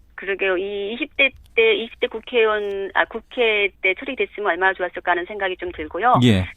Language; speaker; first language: Korean; native; Korean